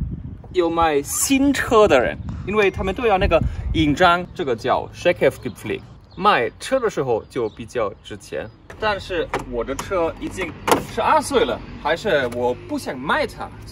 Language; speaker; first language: Chinese; non-native, fluent; German